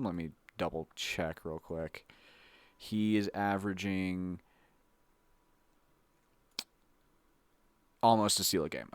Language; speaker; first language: English; native; English